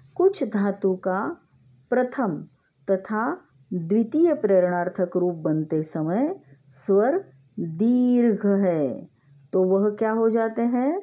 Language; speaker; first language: Hindi; non-native, local second language; Marathi